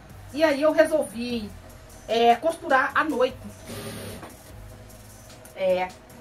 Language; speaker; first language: Portuguese; native; Portuguese